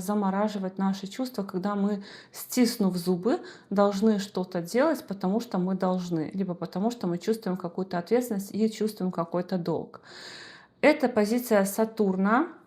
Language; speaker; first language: Russian; native; Russian